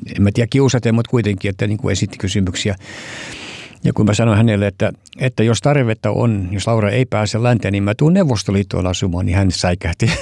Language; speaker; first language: Finnish; early bilingual, heritage; Finnish